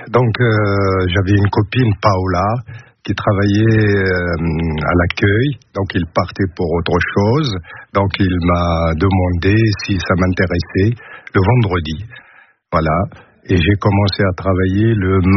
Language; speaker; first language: French; non-native, local second language; Arabic